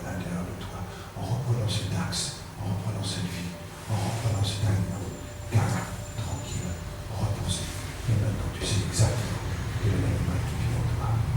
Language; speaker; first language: French; native; French